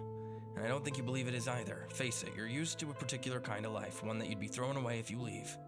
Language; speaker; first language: English; native; English